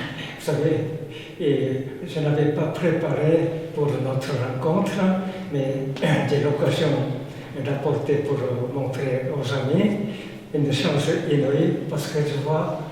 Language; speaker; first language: French; non-native, fluent; Korean